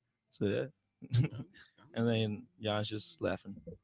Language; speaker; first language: English; early bilingual, other home language; Spanish